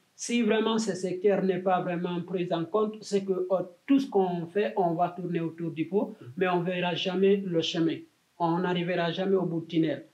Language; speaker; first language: French; non-native, local second language; Fula